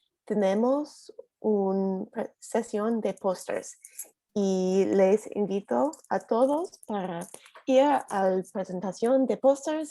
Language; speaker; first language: Spanish; non-native, learner; English